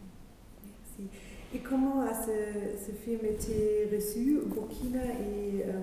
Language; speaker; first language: French; non-native, fluent; German